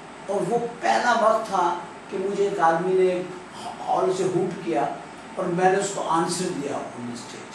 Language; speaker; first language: Urdu; native; Urdu